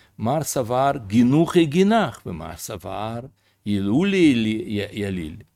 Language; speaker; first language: Hebrew; non-native, fluent; Russian